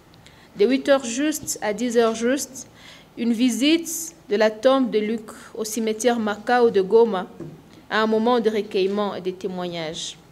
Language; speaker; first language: French; non-native, local second language; Swahili